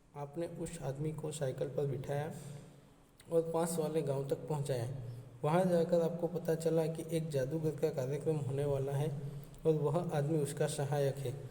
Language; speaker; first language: Hindi; non-native, local second language; Gujarati